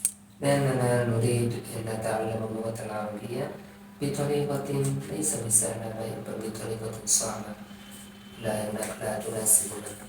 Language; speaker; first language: Arabic; non-native, fluent; Bangla